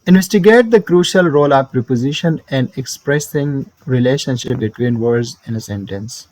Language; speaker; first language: English; non-native, local second language; Urdu